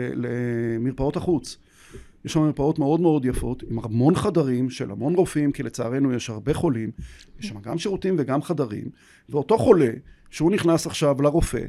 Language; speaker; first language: Hebrew; native; Hebrew